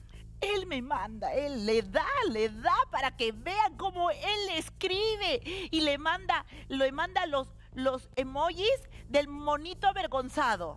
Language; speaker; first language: Spanish; native; Spanish